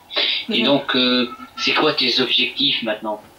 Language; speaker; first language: French; native; French